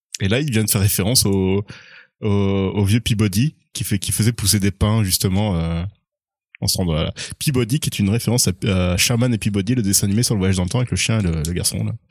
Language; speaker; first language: French; native; French